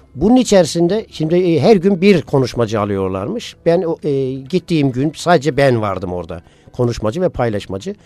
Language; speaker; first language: Turkish; native; Turkish